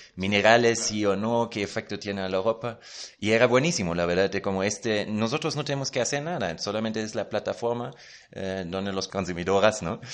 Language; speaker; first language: Spanish; non-native, fluent; German